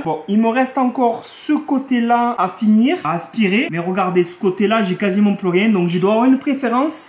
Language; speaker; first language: French; native; French